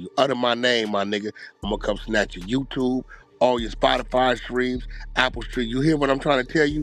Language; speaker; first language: English; native; English